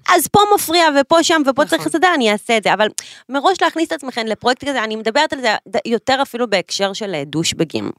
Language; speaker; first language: Hebrew; native; Hebrew